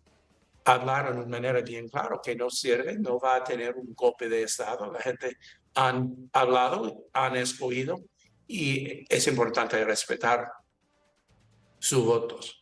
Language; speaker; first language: Spanish; non-native, learner; English